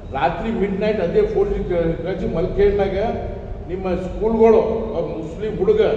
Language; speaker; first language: Kannada; non-native, local second language; Lambadi